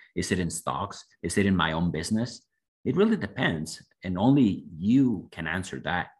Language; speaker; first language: English; non-native, fluent; Spanish